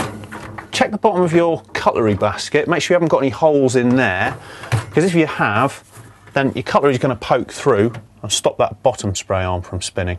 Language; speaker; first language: English; native; English